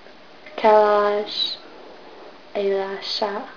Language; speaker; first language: French; non-native, learner; English